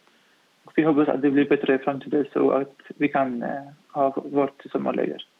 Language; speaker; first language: Swedish; non-native, fluent; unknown